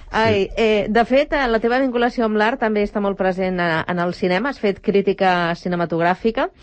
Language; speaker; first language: Catalan; native; Catalan